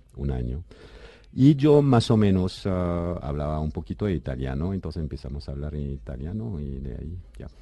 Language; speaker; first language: Spanish; non-native, fluent; French